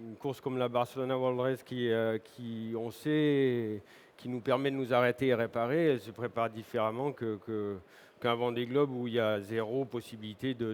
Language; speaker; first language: French; native; French